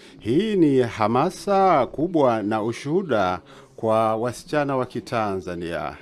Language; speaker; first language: Swahili; native; Swahili